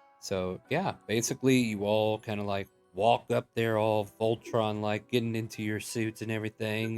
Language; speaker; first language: English; native; English